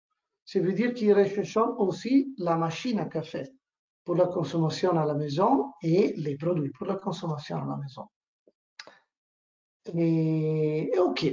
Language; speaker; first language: French; non-native, learner; Italian